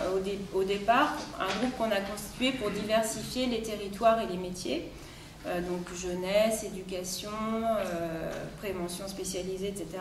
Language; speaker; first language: French; native; French